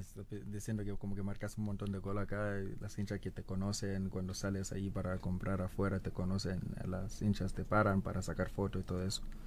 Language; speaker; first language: Spanish; non-native, fluent; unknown